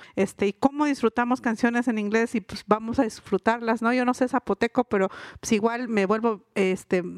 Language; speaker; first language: Spanish; non-native, local second language; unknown